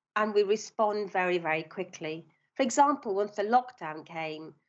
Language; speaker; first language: English; native; English